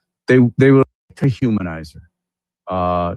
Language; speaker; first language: English; native; English